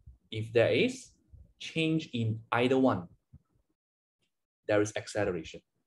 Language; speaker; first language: English; non-native, local second language; Chinese